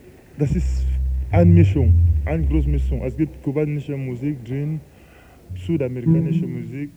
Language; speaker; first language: German; non-native, fluent; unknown